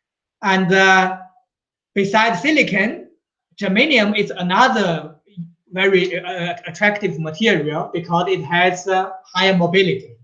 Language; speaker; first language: English; non-native, fluent; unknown